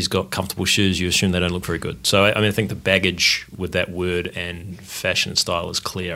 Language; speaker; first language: English; native; English